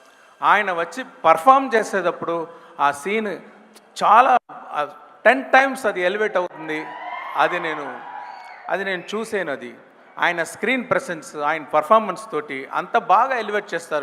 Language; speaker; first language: Telugu; non-native, local second language; Tamil